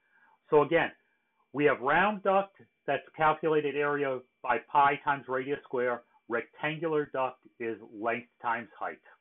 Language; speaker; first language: English; native; English